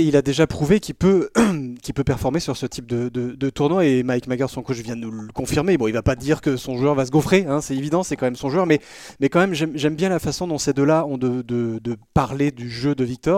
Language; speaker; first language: French; native; French